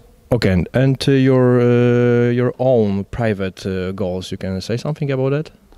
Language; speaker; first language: English; non-native, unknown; Polish